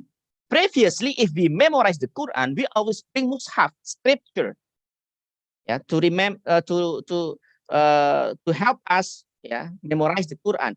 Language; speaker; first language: English; non-native, learner; Indonesian